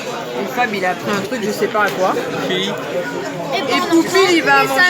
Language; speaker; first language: French; native; French